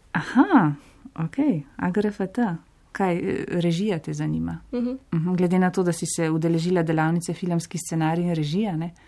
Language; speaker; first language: Slovenian; native; Slovenian